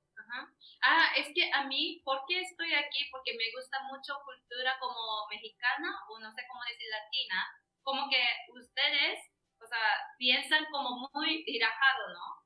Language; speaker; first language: Spanish; non-native, learner; Japanese